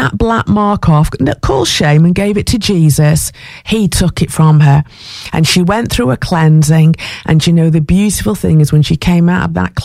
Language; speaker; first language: English; native; English